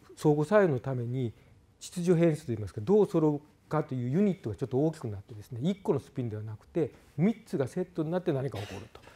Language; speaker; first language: Japanese; native; Japanese